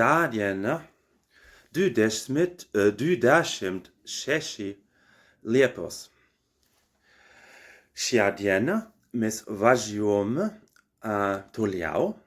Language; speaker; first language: Lithuanian; non-native, learner; German